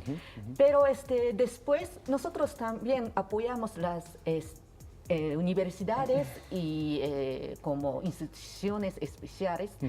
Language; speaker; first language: Spanish; non-native, learner; Japanese